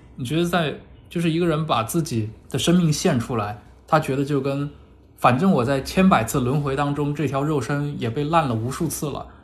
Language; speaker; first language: Chinese; native; Chinese